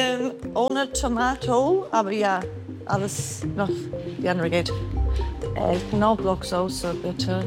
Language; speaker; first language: German; non-native, learner; English